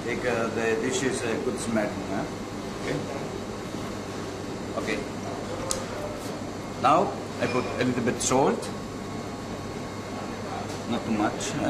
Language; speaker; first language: English; non-native, learner; Italian